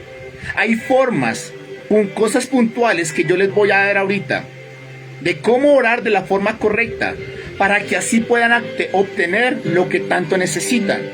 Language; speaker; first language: Spanish; native; Spanish